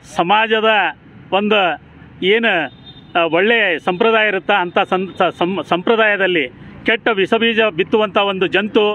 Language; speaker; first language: Kannada; non-native, local second language; Lambadi